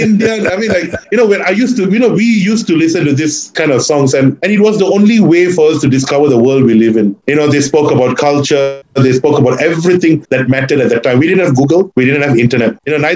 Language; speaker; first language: English; non-native, local second language; Tamil